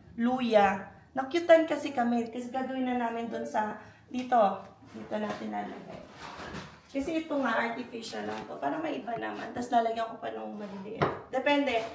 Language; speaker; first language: Filipino; native; Filipino